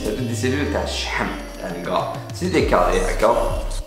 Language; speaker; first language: French; non-native, local second language; Arabic